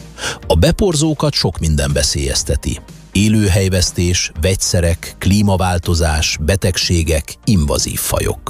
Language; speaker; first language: Hungarian; native; Hungarian